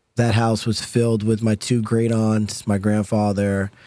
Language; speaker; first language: English; native; English